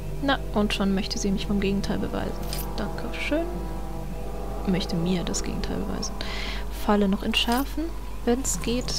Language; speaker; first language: German; native; German